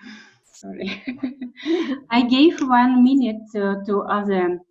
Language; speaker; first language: English; non-native, fluent; Russian